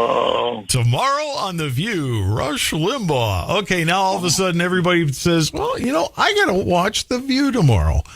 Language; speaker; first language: English; native; English